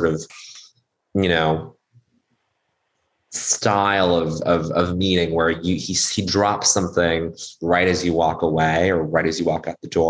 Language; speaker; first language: English; native; English